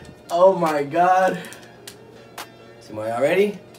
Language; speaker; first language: English; early bilingual, other home language; Spanish